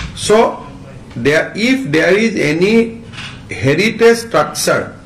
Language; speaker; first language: English; non-native, local second language; Assamese